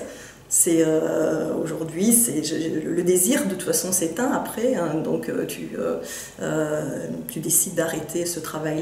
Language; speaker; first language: French; native; French